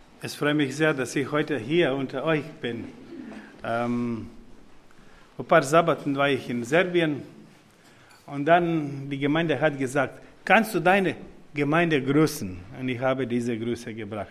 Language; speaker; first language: German; non-native, fluent; Serbian